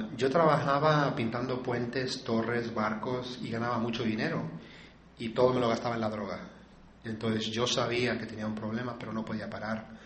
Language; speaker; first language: Spanish; native; Spanish